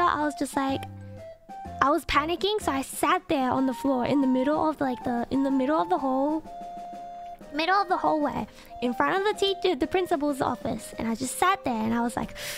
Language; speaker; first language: English; native; English